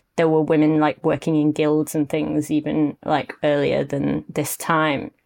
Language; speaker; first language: English; native; English